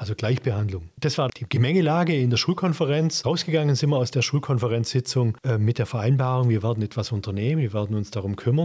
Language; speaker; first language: German; native; German